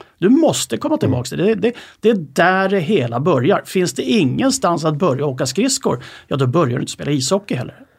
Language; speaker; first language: Swedish; native; Swedish